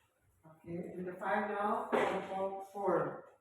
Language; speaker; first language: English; non-native, learner; Indonesian